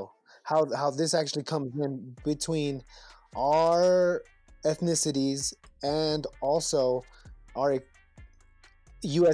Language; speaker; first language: English; native; English